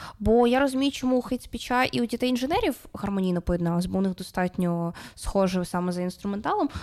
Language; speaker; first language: Ukrainian; non-native, local second language; Russian